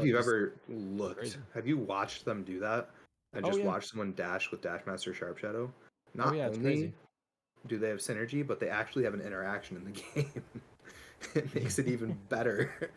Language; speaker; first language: English; native; English